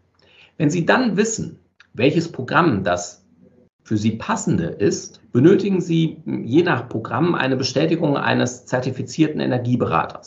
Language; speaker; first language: German; native; German